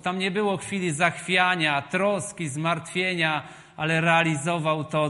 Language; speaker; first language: Polish; native; Polish